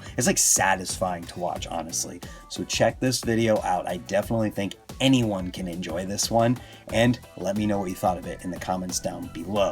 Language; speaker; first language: English; native; English